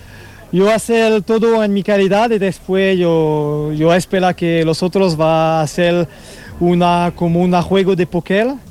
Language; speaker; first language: Spanish; non-native, learner; French